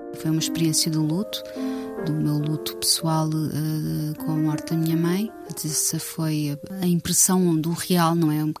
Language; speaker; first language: Portuguese; native; Portuguese